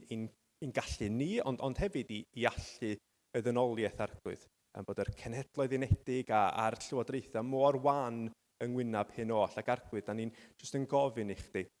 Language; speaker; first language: Welsh; native; Welsh